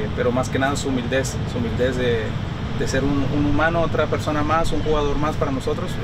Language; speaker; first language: Spanish; early bilingual, heritage; Spanish